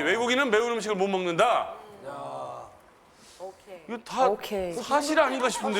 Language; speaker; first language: Korean; native; Korean